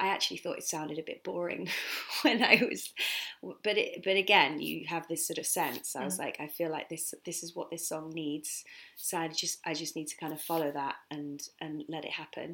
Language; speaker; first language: English; native; English